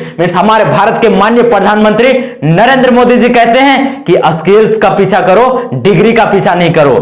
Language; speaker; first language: Hindi; native; Hindi